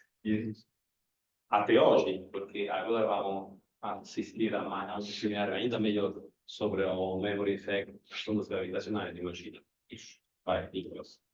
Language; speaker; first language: Portuguese; non-native, learner; Italian